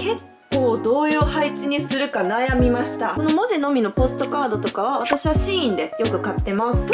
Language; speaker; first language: Japanese; native; Japanese